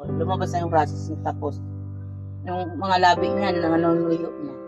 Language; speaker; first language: Filipino; non-native, local second language; Bikol